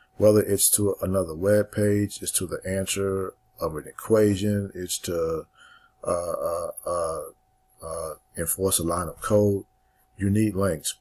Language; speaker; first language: English; native; English